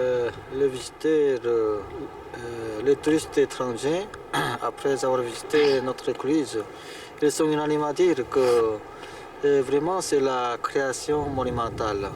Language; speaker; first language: French; non-native, fluent; Korean